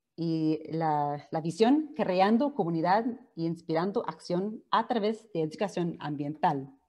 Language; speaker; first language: Spanish; non-native, fluent; English